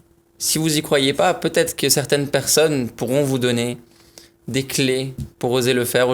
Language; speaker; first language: French; native; French